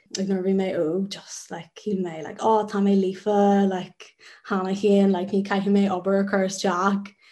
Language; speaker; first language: Irish; non-native, local second language; English